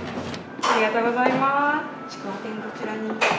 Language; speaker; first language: Japanese; native; Japanese